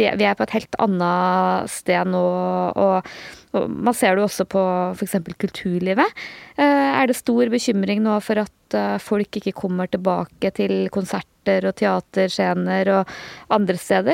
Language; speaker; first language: Norwegian; native; Norwegian